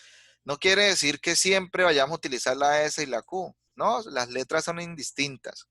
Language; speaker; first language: Spanish; native; Spanish